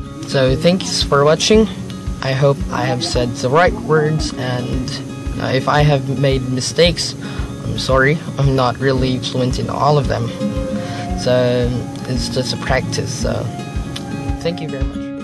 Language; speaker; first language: English; non-native, local second language; Filipino